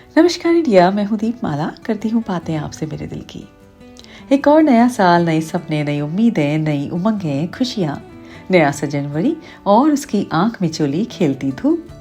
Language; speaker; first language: Hindi; native; Hindi